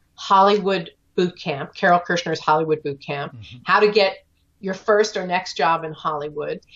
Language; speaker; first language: English; native; English